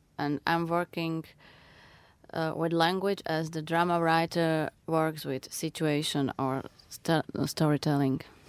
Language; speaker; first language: English; non-native, fluent; Slovak